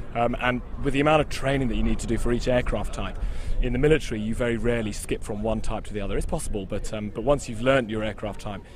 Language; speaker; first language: English; native; English